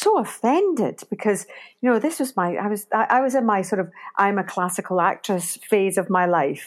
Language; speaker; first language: English; native; English